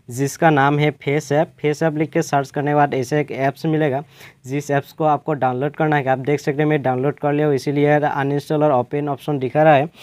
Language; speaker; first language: Hindi; non-native, local second language; Assamese